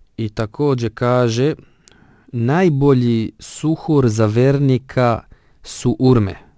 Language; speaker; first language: Bosnian; non-native, fluent; Arabic